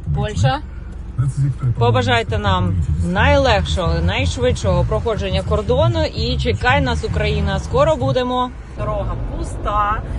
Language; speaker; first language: Ukrainian; non-native, local second language; Russian